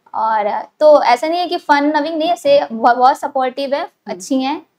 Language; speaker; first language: Hindi; native; Hindi